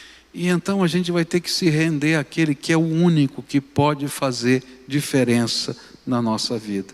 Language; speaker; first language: Portuguese; native; Portuguese